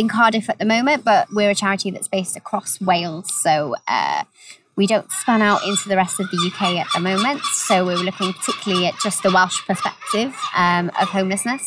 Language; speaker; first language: English; native; English